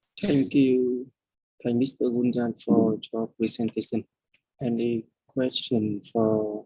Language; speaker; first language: English; non-native, fluent; Vietnamese